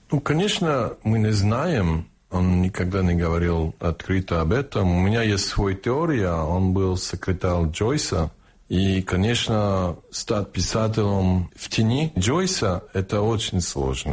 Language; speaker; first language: Russian; non-native, fluent; English